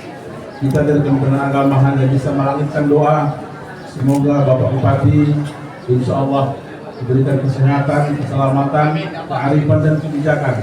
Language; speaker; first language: Indonesian; native; Indonesian